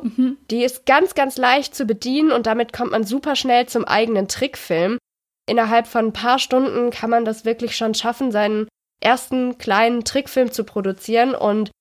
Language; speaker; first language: German; native; German